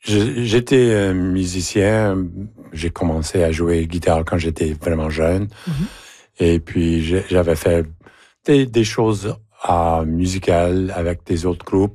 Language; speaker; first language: French; non-native, local second language; English